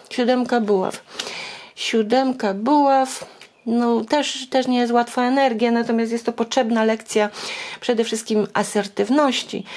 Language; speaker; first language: Polish; native; Polish